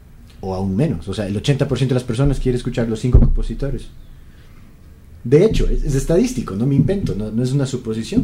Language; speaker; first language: Spanish; native; Spanish